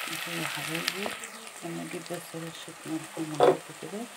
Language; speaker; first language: Arabic; native; Arabic